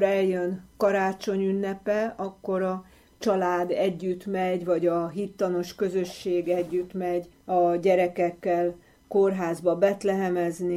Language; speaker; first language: Hungarian; native; Hungarian